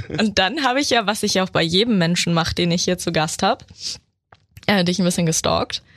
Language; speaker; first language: German; native; German